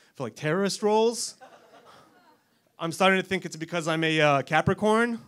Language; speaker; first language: English; native; English